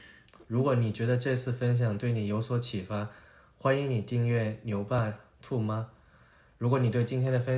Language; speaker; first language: Chinese; native; Chinese